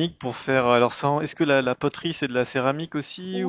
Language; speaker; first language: French; native; French